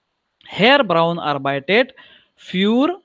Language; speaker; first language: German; non-native, learner; Marathi